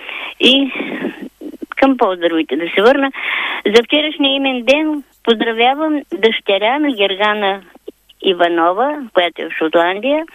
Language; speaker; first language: Bulgarian; native; Bulgarian